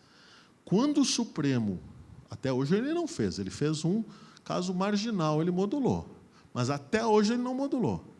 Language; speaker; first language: Portuguese; native; Portuguese